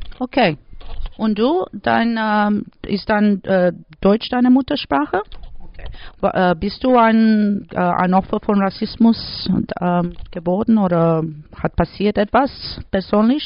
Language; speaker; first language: German; non-native, learner; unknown